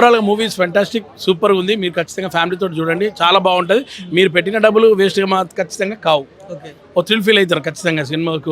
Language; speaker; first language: Telugu; native; Telugu